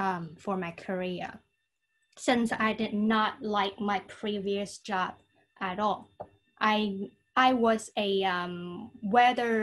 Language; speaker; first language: English; non-native, fluent; Cantonese